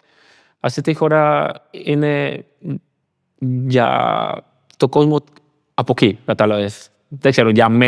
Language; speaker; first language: Greek; non-native, learner; Spanish